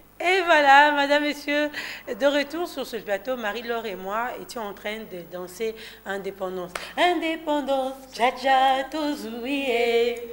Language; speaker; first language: French; non-native, local second language; Lingala